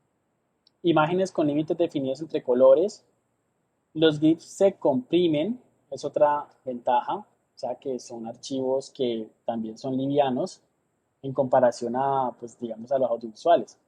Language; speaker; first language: Spanish; native; Spanish